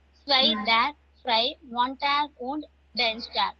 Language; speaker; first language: German; non-native, learner; Tamil